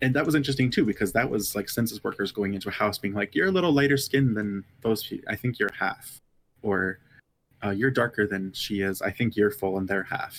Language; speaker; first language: English; native; English